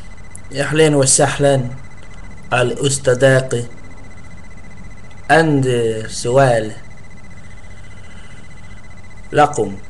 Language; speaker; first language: Arabic; non-native, learner; English